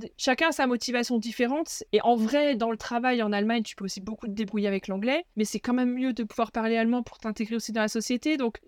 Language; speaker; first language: French; native; French